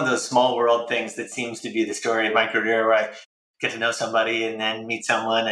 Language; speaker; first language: English; native; English